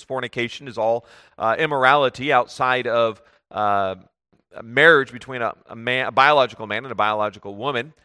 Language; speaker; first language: English; native; English